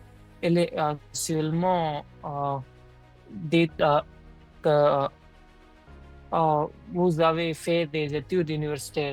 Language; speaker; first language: French; non-native, learner; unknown